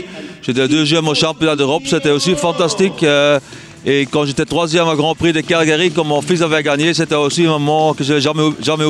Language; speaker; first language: French; non-native, local second language; Dutch